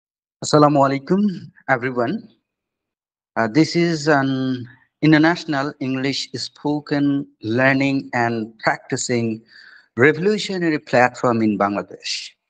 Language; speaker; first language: English; non-native, fluent; Bangla